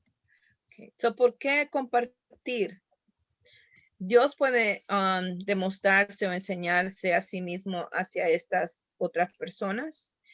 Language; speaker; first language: Spanish; early bilingual, heritage; Spanish